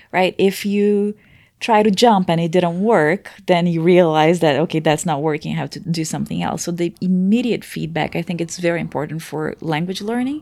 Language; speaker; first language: English; non-native, fluent; Portuguese